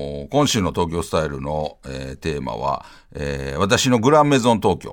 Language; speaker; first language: Japanese; native; Japanese